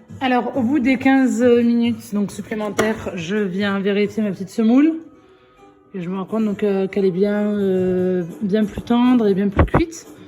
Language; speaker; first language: French; early bilingual, other home language; Arabic